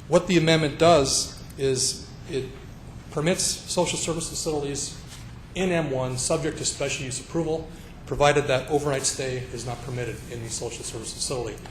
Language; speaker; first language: English; native; English